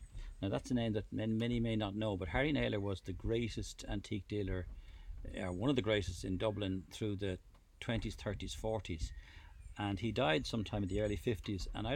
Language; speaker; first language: English; native; English